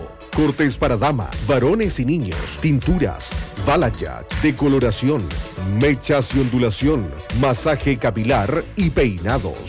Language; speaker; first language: Spanish; native; Spanish